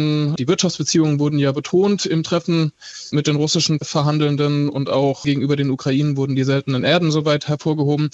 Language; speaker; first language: German; native; German